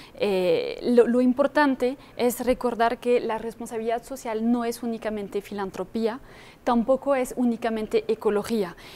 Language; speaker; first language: Spanish; non-native, fluent; French